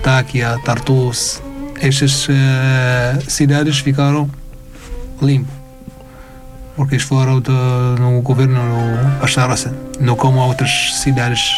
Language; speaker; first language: Portuguese; non-native, learner; Arabic